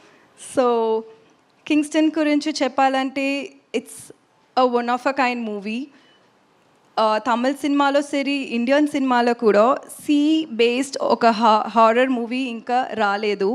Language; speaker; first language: Telugu; non-native, learner; Tamil